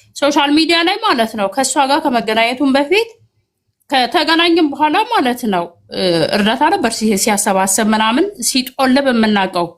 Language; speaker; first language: Amharic; native; Amharic